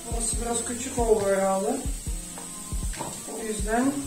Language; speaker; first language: Turkish; non-native, fluent; Dutch